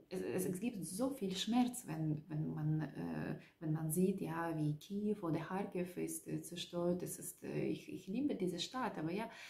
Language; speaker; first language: German; non-native, learner; Russian